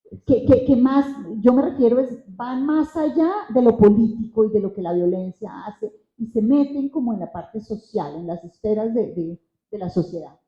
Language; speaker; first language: Spanish; native; Spanish